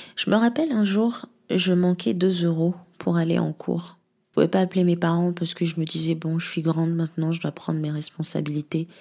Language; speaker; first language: French; non-native, local second language; Lingala